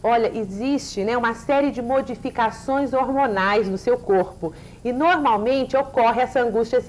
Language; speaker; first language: Portuguese; native; Portuguese